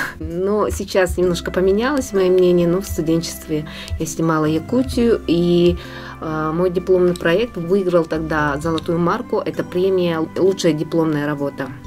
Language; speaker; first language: Russian; non-native, local second language; Yakut